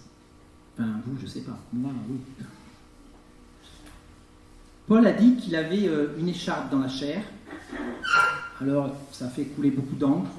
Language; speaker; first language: French; native; French